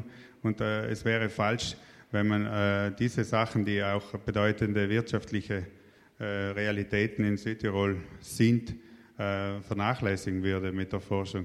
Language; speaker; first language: German; native; German